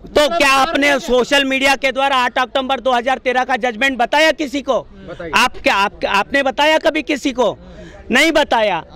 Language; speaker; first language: Hindi; non-native, local second language; Marathi